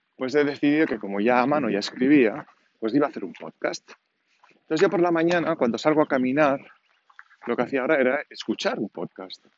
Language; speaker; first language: Spanish; non-native, local second language; Catalan